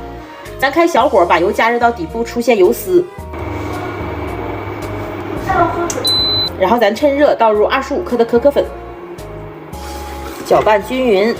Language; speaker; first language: Chinese; native; Chinese